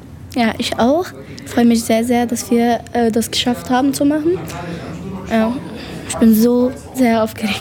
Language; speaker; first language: German; early bilingual, other home language; Arabic